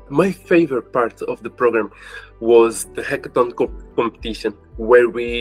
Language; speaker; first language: English; non-native, fluent; Portuguese